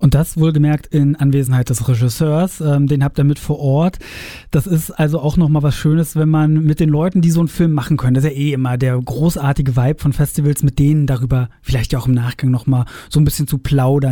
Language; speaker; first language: German; native; German